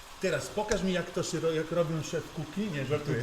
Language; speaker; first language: Polish; non-native, learner; Italian